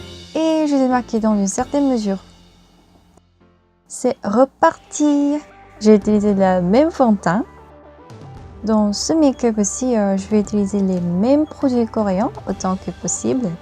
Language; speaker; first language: French; non-native, learner; Korean